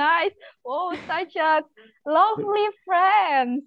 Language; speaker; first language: English; non-native, learner; Malay